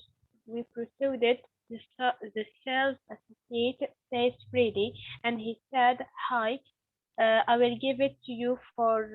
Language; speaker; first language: English; non-native, learner; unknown